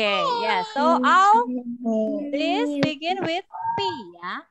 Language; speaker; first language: English; non-native, fluent; Indonesian